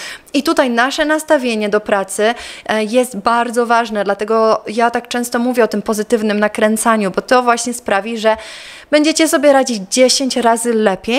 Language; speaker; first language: Polish; native; Polish